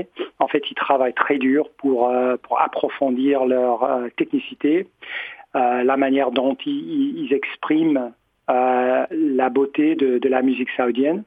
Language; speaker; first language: French; non-native, fluent; English